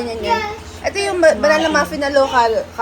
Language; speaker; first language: Filipino; native; Filipino